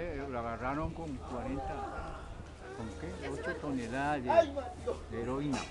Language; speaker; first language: Spanish; native; Spanish